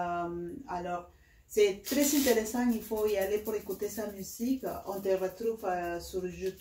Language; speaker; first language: French; non-native, fluent; Spanish